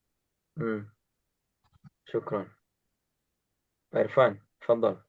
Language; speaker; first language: Arabic; non-native, fluent; Indonesian